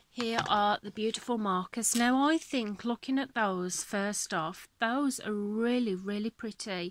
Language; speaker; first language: English; native; English